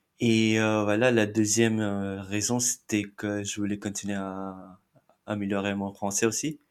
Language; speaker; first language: French; non-native, fluent; Marathi